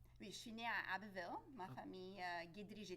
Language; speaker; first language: French; non-native, local second language; English